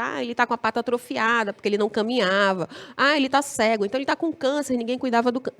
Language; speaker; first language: Portuguese; native; Portuguese